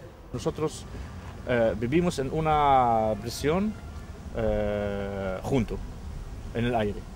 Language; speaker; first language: Spanish; non-native, fluent; Arabic